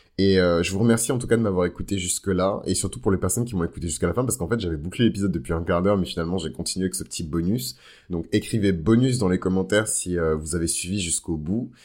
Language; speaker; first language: French; native; French